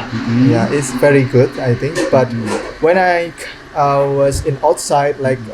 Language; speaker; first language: English; non-native, learner; Indonesian